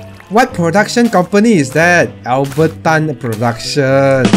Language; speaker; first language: English; non-native, local second language; Chinese